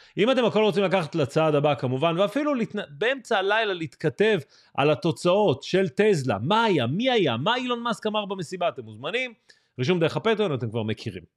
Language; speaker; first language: Hebrew; native; Hebrew